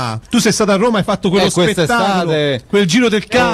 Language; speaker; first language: Italian; native; Italian